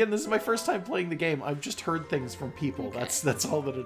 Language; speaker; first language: English; native; English